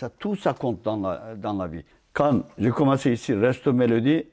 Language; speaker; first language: French; non-native, fluent; Turkish